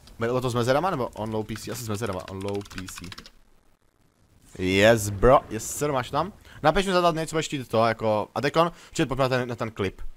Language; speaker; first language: Czech; native; Czech